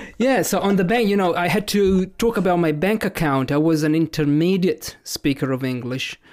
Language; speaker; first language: English; non-native, fluent; Italian